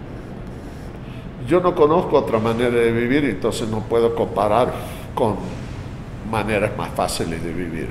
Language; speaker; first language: Spanish; non-native, fluent; English